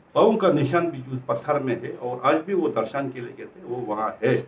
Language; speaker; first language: Hindi; native; Hindi